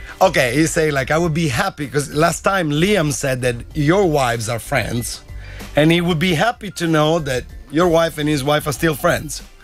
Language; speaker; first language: English; non-native, fluent; Italian